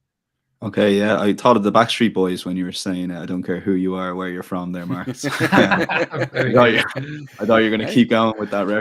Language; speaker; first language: English; native; English